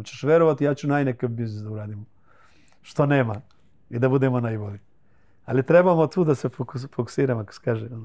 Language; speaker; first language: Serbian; early bilingual, heritage; Croatian